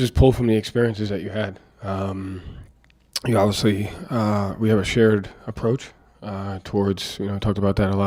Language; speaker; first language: English; native; English